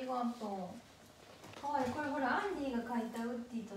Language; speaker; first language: Japanese; native; Japanese